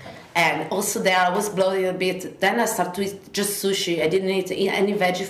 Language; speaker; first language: English; non-native, fluent; Italian